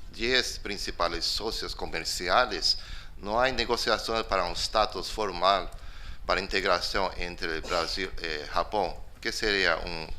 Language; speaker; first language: Spanish; non-native, fluent; Portuguese